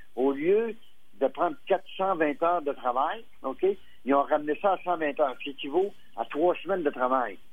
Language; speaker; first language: French; native; French